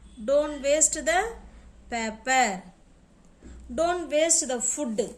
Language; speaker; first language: English; non-native, local second language; Tamil